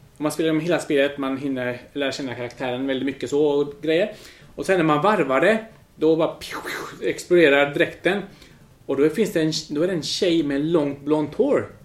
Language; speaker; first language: Swedish; early bilingual, other home language; Spanish